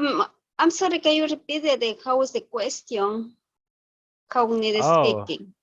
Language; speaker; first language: English; non-native, learner; Spanish